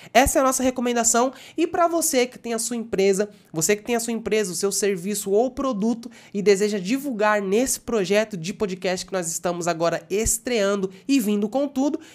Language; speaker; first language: Portuguese; native; Portuguese